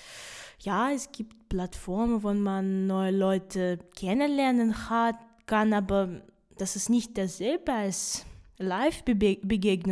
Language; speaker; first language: German; non-native, fluent; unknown